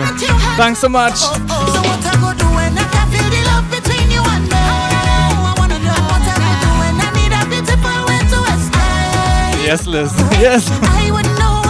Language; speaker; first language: English; non-native, fluent; German